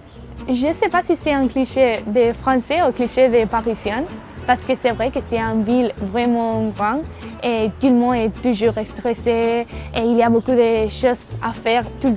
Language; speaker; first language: French; non-native, fluent; Spanish